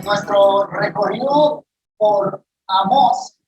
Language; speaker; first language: Spanish; native; Spanish